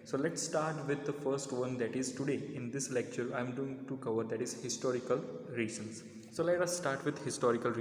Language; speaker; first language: English; non-native, local second language; Hindi